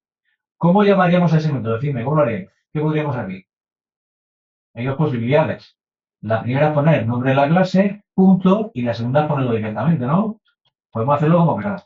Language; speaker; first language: Spanish; native; Spanish